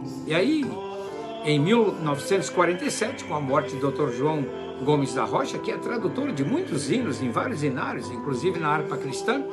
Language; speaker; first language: Portuguese; native; Portuguese